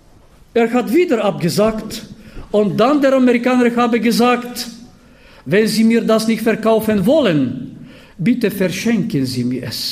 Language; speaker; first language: German; non-native, fluent; Bulgarian